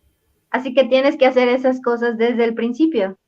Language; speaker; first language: Spanish; native; Spanish